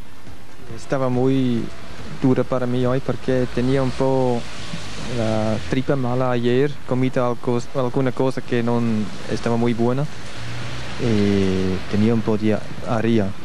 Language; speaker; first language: Spanish; non-native, learner; Swiss German